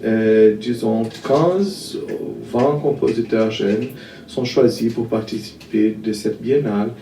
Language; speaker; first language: French; non-native, fluent; Portuguese